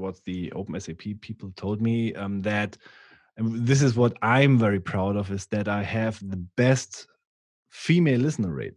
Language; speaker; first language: English; non-native, fluent; German